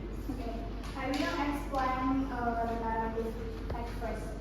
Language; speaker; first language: English; non-native, learner; Indonesian